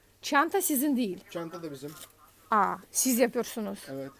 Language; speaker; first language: Turkish; non-native, learner; Ukrainian